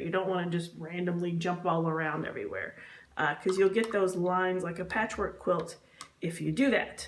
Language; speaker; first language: English; native; English